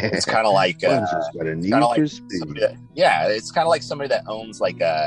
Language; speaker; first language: English; native; English